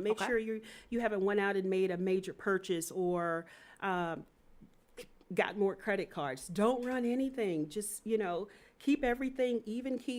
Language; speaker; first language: English; native; English